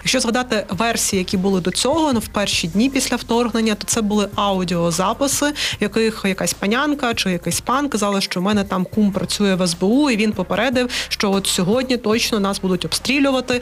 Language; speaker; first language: Ukrainian; native; Ukrainian